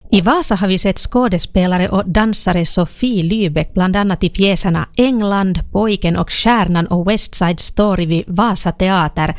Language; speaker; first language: Swedish; native; Swedish